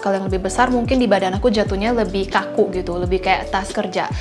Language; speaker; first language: Indonesian; native; Indonesian